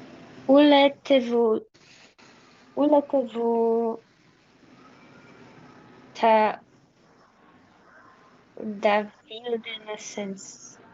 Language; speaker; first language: French; non-native, learner; Portuguese